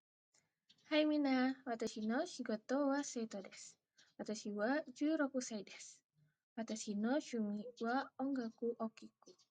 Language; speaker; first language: Japanese; non-native, learner; Indonesian